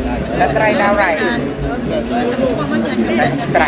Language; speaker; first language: English; non-native, local second language; Malay